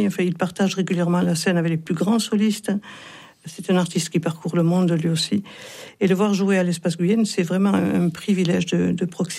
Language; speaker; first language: French; native; French